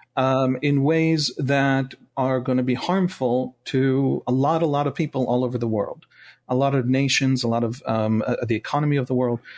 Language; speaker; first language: English; non-native, fluent; Hebrew